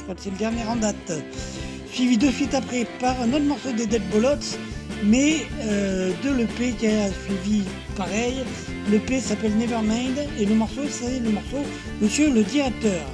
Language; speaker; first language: French; native; French